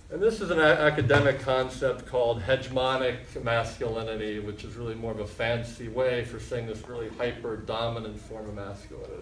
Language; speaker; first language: English; native; English